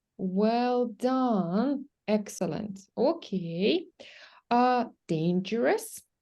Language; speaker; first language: English; non-native, fluent; Ukrainian